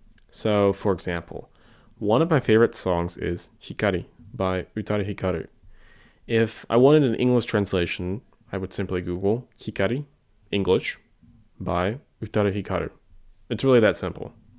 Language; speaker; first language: English; native; English